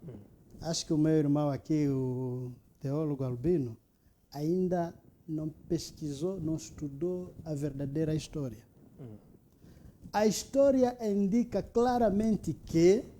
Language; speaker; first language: Portuguese; non-native, local second language; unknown